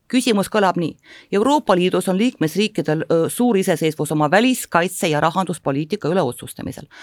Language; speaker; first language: Estonian; non-native, local second language; Russian